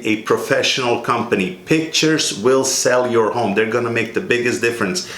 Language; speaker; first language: English; native; English